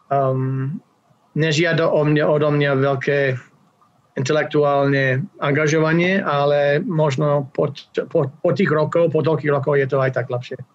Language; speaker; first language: Slovak; non-native, fluent; English